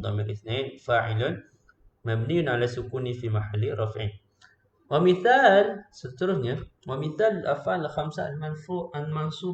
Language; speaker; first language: Arabic; non-native, fluent; Malay